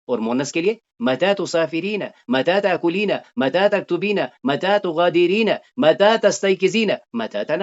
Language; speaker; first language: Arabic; non-native, learner; Urdu